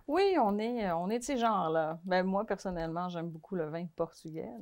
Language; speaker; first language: French; non-native, fluent; Portuguese